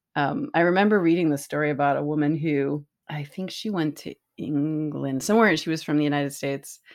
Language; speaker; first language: English; native; English